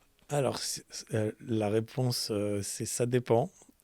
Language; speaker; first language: French; native; French